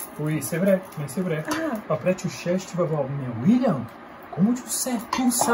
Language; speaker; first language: French; non-native, learner; Portuguese